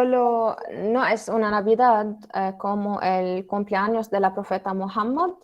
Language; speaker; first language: Spanish; non-native, learner; Arabic